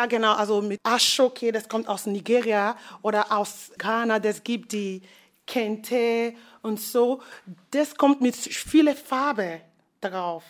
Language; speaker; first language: German; non-native, fluent; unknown